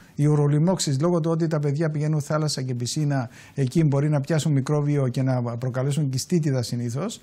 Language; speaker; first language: Greek; native; Greek